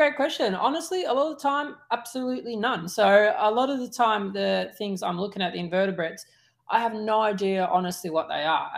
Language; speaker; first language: English; native; English